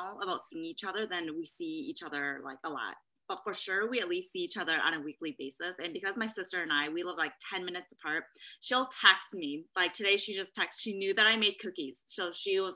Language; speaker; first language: English; native; English